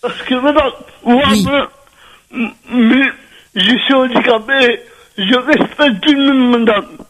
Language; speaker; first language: French; non-native, local second language; Réunion Creole French